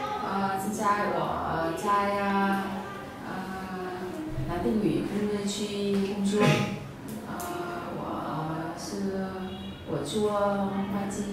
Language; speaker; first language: Chinese; non-native, learner; Vietnamese